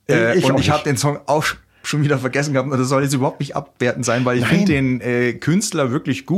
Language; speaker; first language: German; native; German